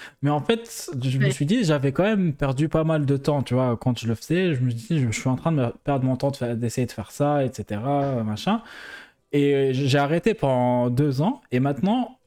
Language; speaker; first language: French; non-native, local second language; Arabic